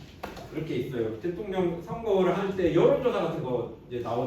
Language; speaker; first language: Korean; native; Korean